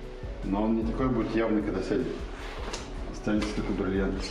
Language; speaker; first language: Russian; native; Russian